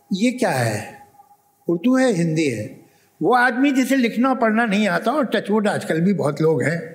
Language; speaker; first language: Urdu; native; Urdu